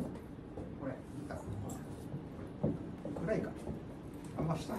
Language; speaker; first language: Japanese; native; Japanese